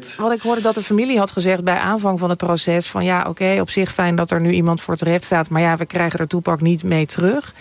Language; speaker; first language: Dutch; native; Dutch